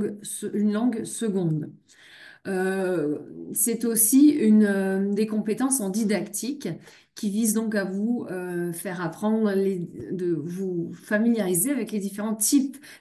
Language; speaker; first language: French; native; French